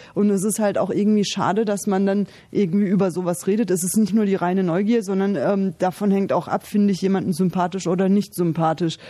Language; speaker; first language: German; early bilingual, other home language; Turkish